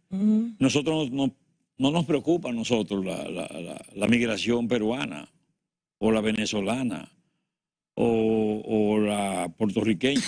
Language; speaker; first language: Spanish; native; Spanish